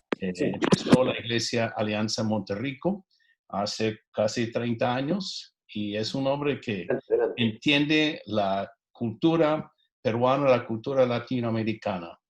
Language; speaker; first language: Spanish; non-native, fluent; English